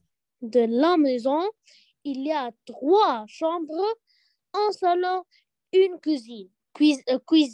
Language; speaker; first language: French; non-native, learner; Arabic